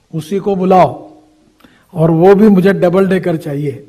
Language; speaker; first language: Hindi; non-native, local second language; Marathi